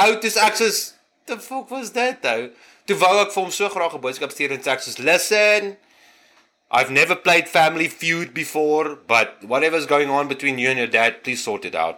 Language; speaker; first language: English; non-native, fluent; Afrikaans